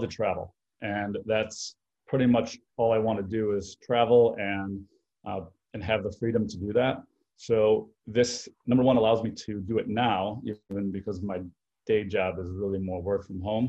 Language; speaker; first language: English; native; English